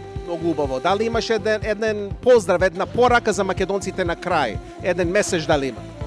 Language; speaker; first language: Macedonian; early bilingual, heritage; Macedonian